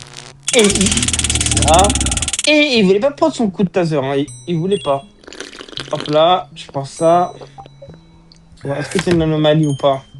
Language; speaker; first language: French; native; French